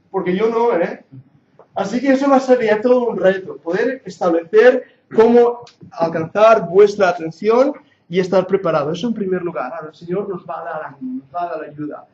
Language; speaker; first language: Spanish; non-native, fluent; English